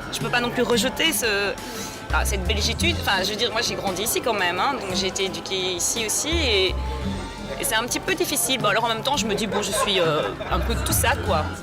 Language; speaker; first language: French; early bilingual, other home language; Portuguese